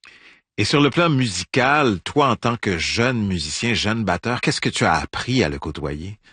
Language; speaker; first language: French; native; French